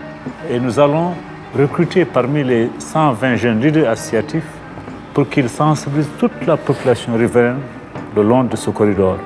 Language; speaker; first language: French; native; French